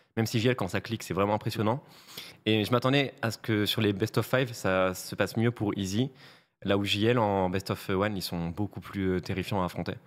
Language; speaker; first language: French; native; French